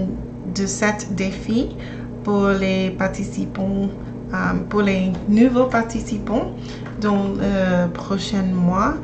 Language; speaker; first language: French; non-native, learner; English